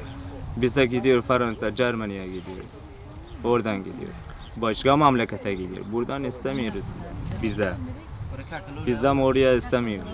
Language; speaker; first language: Turkish; non-native, learner; Persian